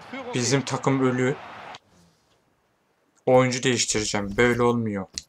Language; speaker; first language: Turkish; native; Turkish